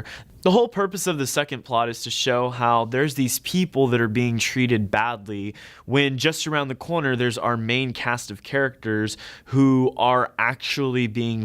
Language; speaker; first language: English; native; English